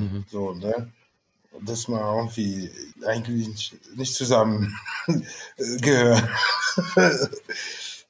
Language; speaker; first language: German; non-native, fluent; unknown